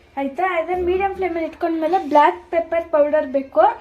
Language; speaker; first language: Kannada; native; Kannada